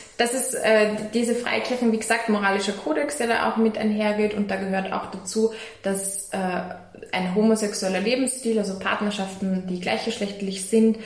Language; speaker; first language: German; native; German